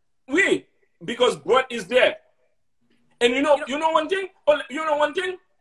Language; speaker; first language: English; non-native, fluent; Haitian Creole